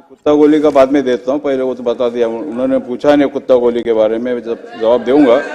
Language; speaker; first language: Hindi; non-native, local second language; Marathi